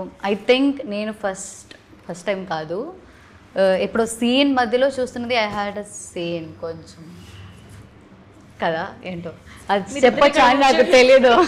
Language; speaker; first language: Telugu; non-native, learner; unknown